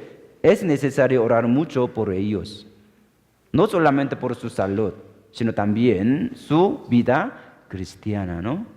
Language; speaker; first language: Spanish; non-native, fluent; Korean